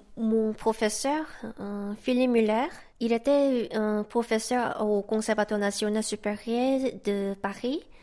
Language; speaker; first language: French; non-native, fluent; Korean